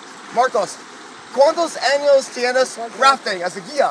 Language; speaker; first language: Spanish; non-native, learner; English